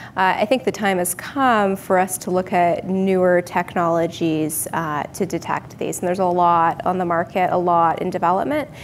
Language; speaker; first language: English; native; English